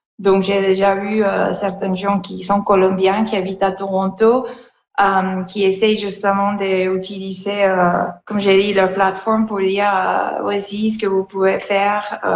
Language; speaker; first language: French; non-native, fluent; Spanish